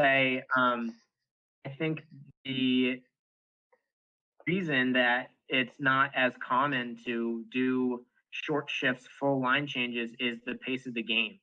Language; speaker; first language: English; native; English